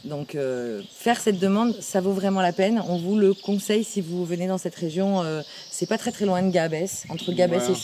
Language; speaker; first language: French; native; French